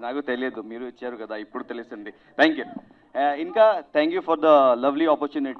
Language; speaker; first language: Telugu; non-native, local second language; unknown